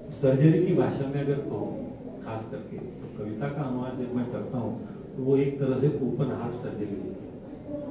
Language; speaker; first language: Hindi; non-native, local second language; Bhojpuri